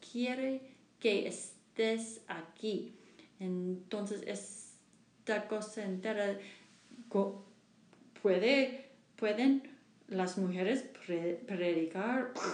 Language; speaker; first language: Spanish; non-native, learner; English